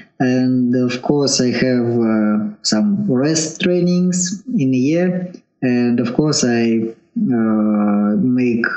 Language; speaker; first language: English; non-native, learner; Russian